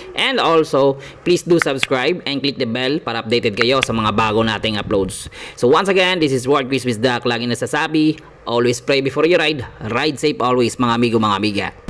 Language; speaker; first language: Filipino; non-native, local second language; Cebuano